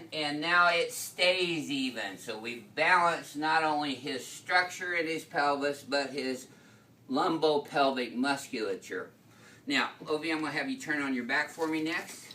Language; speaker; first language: English; native; English